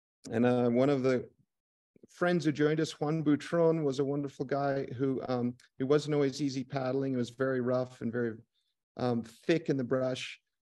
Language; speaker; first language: English; native; English